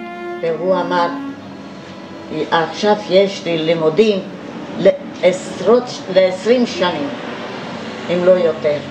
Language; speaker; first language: Hebrew; non-native, fluent; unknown